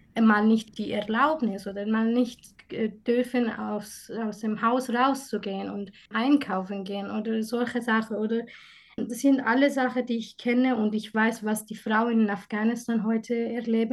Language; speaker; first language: German; non-native, fluent; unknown